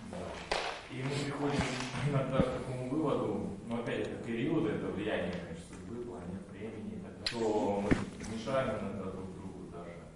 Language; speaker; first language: Russian; native; Russian